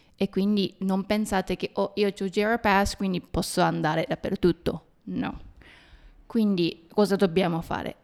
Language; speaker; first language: Italian; non-native, fluent; Japanese